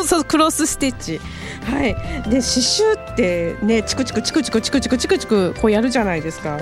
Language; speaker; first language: Japanese; native; Japanese